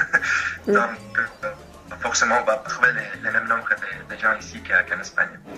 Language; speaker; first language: French; non-native, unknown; Spanish